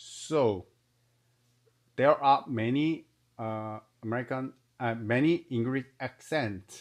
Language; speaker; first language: English; non-native, learner; Korean